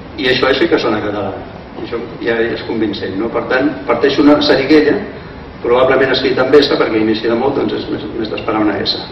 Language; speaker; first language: Catalan; native; Catalan